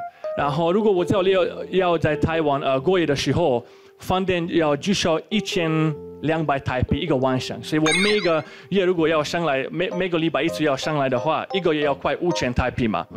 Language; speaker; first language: Chinese; non-native, fluent; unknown